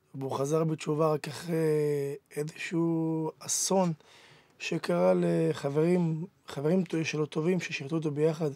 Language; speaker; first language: Hebrew; native; Hebrew